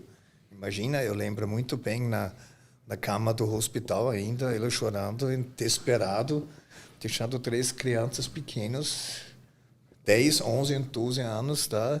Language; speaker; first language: Portuguese; non-native, fluent; German